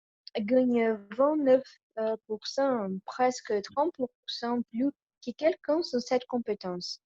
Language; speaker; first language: French; non-native, learner; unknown